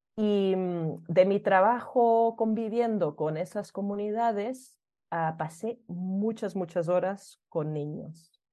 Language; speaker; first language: Spanish; early bilingual, other home language; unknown